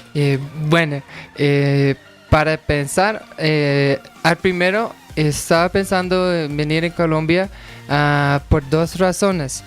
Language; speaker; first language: Spanish; non-native, fluent; English